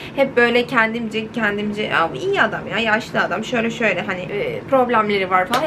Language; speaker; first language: Turkish; native; Turkish